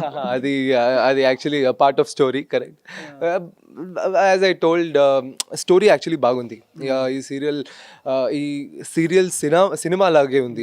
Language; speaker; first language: Telugu; non-native, fluent; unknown